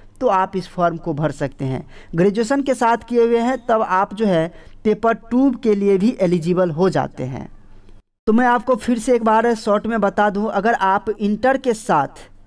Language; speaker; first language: Hindi; native; Hindi